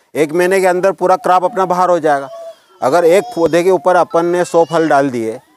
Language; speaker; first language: Hindi; native; Hindi